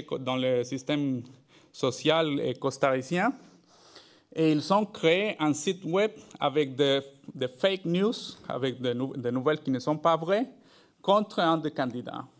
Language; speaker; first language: French; non-native, fluent; Spanish